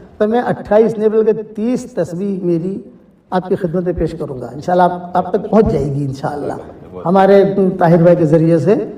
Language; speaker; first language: Urdu; native; Urdu